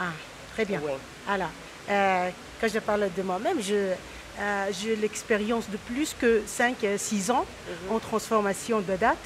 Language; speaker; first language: French; non-native, local second language; Arabic